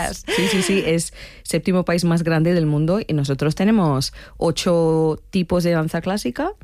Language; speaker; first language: Spanish; non-native, fluent; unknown